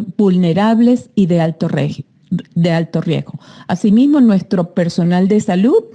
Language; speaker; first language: Spanish; native; Spanish